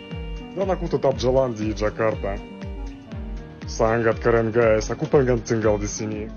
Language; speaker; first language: Indonesian; non-native, learner; Russian